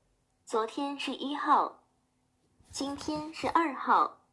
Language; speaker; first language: Chinese; non-native, learner; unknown